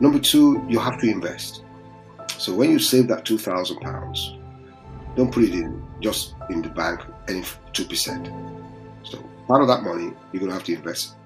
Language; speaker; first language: English; non-native, local second language; Yoruba